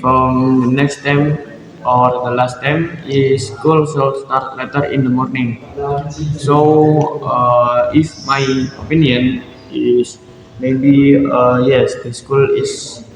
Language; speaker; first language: English; non-native, learner; Indonesian